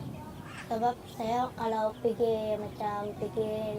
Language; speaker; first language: Indonesian; early bilingual, other home language; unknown